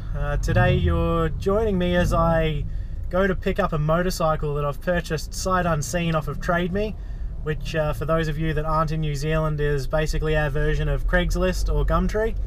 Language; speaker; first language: English; native; English